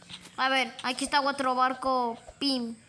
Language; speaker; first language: Spanish; native; Spanish